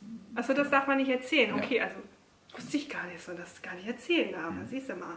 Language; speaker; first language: German; native; German